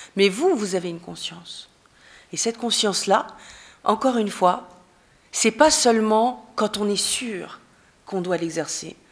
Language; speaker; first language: French; native; French